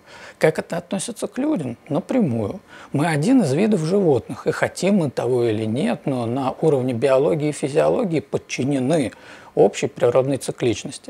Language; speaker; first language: Russian; native; Russian